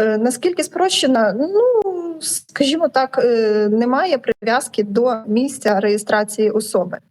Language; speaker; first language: Ukrainian; native; Ukrainian